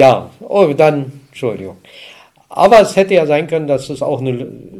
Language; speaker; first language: German; native; German